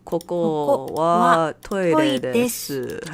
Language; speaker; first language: Japanese; non-native, learner; English